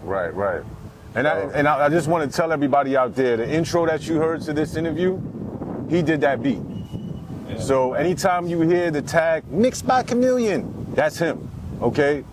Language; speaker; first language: English; native; English